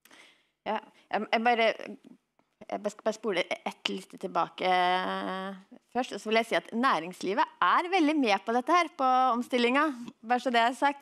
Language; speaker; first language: Norwegian; native; Norwegian